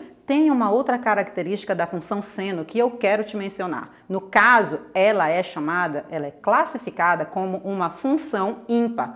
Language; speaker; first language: Portuguese; native; Portuguese